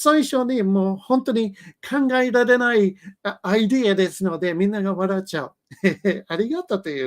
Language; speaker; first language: Japanese; non-native, learner; English